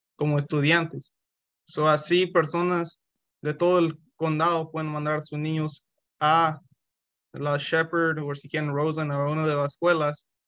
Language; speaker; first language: Spanish; early bilingual, heritage; Spanish